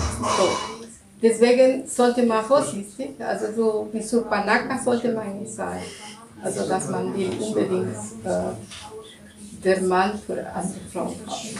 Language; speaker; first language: German; non-native, learner; Russian